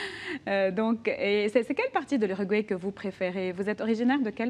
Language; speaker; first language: French; non-native, local second language; Arabic